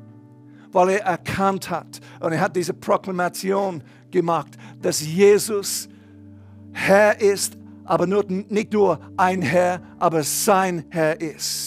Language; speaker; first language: German; non-native, fluent; English